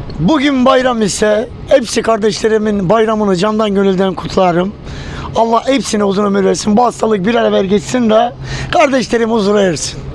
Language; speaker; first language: Turkish; native; Turkish